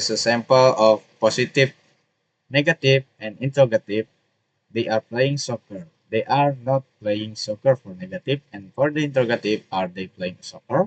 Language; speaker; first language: English; non-native, learner; Indonesian